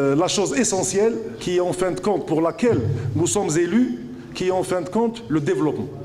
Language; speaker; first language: French; non-native, local second language; Arabic